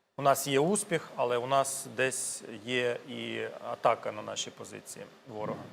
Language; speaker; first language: Ukrainian; non-native, local second language; Russian